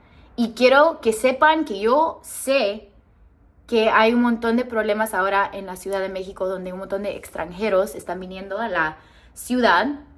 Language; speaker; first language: Spanish; early bilingual, heritage; Spanish